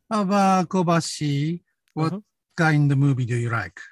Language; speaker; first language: English; non-native, learner; Japanese